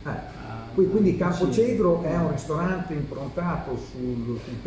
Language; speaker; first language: Italian; native; Italian